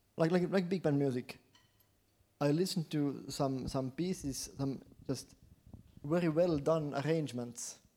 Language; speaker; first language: English; non-native, fluent; Estonian